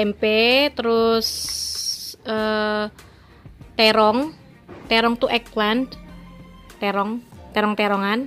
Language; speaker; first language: Indonesian; native; Indonesian